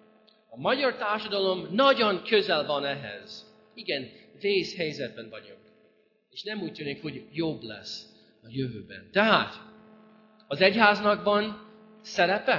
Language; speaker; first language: Hungarian; non-native, fluent; English